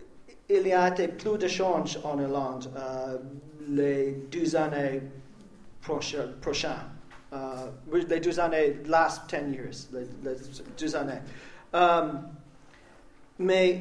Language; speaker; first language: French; non-native, learner; English